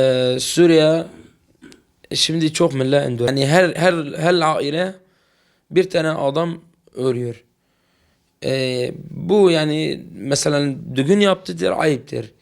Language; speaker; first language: Turkish; non-native, learner; Arabic